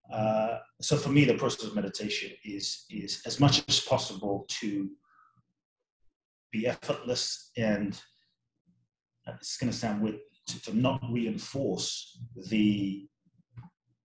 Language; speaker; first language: English; native; English